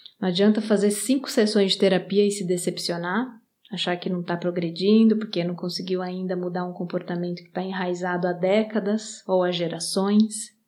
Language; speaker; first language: Portuguese; native; Portuguese